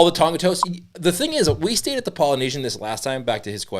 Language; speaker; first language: English; native; English